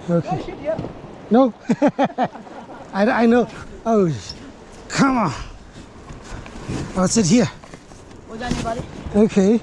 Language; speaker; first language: English; non-native, learner; Burmese